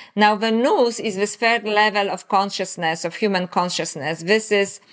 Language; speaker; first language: English; non-native, fluent; Polish